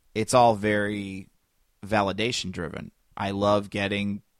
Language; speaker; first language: English; native; English